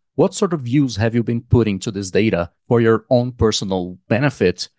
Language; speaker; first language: English; non-native, fluent; Portuguese